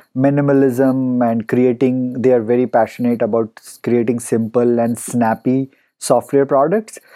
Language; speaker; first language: English; non-native, local second language; Hindi